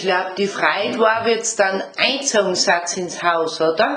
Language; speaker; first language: German; native; German